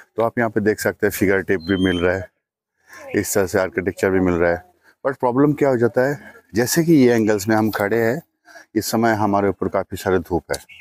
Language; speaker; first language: Hindi; non-native, local second language; Bangla